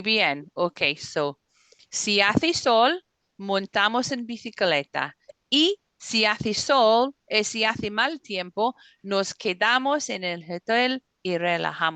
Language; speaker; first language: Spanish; non-native, fluent; English